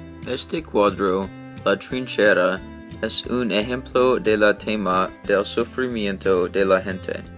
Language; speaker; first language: Spanish; non-native, learner; English